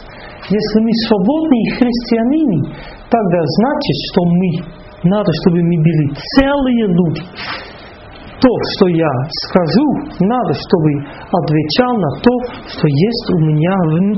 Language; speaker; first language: Russian; non-native, fluent; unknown